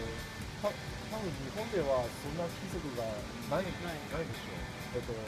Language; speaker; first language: Japanese; non-native, learner; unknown